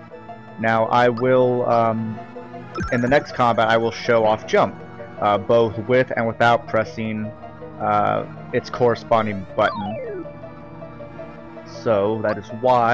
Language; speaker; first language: English; native; English